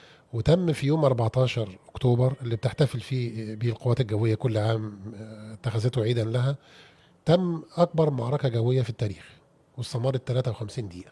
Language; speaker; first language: Arabic; native; Arabic